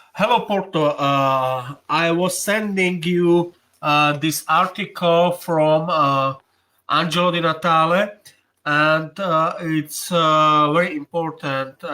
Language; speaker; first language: English; non-native, learner; Slovak